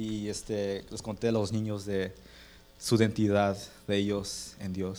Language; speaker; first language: Spanish; early bilingual, heritage; Spanish